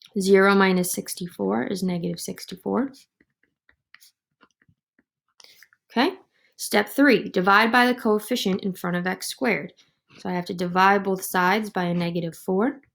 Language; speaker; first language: English; native; English